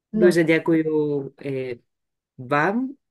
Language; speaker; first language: Ukrainian; early bilingual, heritage; Spanish